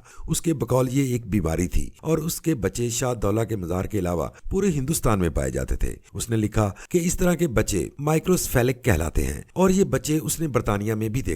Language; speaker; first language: Urdu; native; Urdu